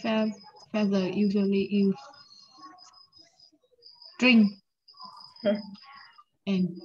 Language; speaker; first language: English; non-native, learner; Vietnamese